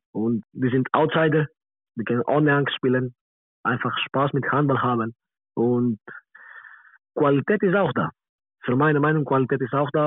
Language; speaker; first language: German; non-native, learner; Greek